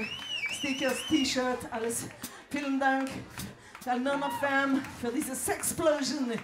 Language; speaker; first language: German; non-native, local second language; French